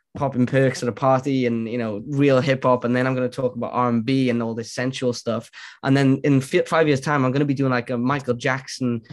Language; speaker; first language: English; native; English